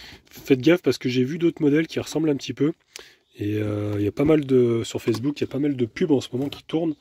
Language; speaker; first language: French; native; French